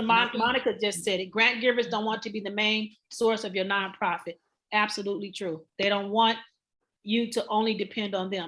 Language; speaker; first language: English; native; English